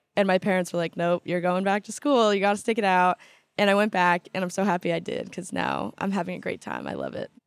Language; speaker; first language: English; native; English